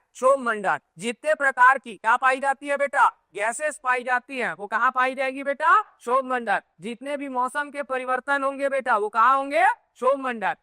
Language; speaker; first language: Hindi; native; Hindi